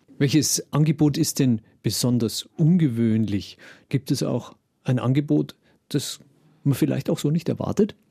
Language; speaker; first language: German; native; German